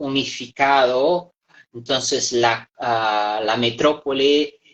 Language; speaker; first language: Spanish; non-native, fluent; Portuguese